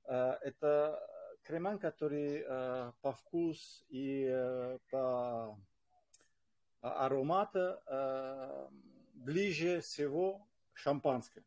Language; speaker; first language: Russian; non-native, fluent; French